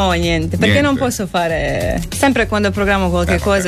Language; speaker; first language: Italian; non-native, learner; Croatian